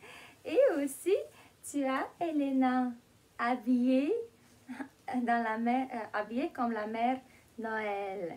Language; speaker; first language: French; non-native, fluent; Romanian